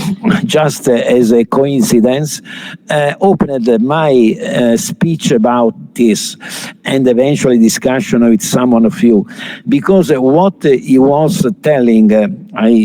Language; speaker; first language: English; non-native, fluent; Italian